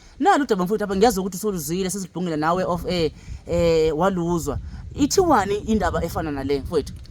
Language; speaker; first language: Zulu; native; Zulu